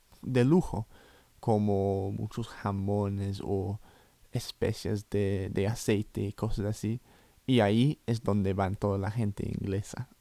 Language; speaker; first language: Spanish; non-native, fluent; English